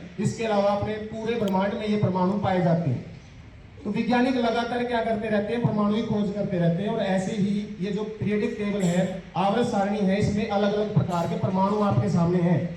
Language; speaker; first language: Hindi; native; Hindi